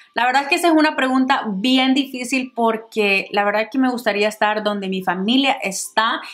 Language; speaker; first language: Spanish; native; Spanish